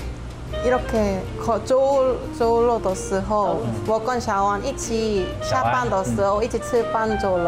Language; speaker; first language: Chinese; non-native, learner; Korean